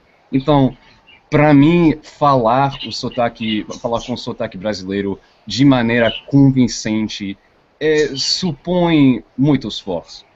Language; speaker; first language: Portuguese; non-native, fluent; English